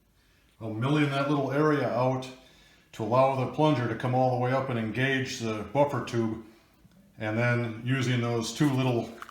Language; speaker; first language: English; native; English